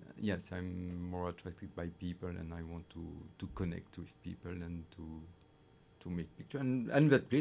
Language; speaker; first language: English; non-native, learner; French